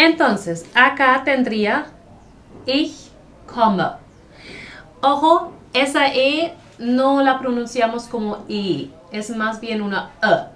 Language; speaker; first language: Spanish; non-native, fluent; German